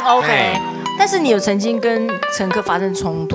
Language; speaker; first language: Chinese; native; Chinese